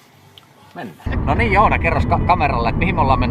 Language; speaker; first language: Finnish; native; Finnish